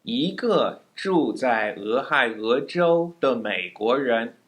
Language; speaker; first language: Chinese; non-native, fluent; English